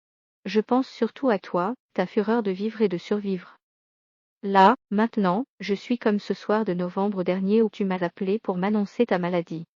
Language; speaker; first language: French; native; French